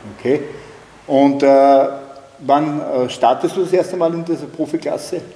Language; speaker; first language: German; native; German